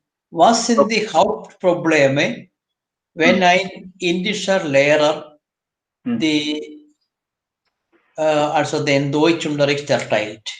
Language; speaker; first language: German; non-native, fluent; Malayalam